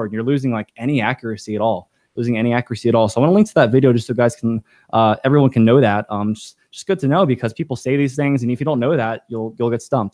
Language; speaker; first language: English; native; English